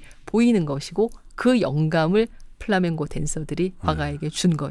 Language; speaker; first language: Korean; native; Korean